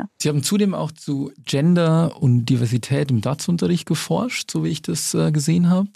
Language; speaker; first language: German; native; German